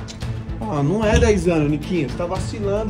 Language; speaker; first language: Portuguese; native; Portuguese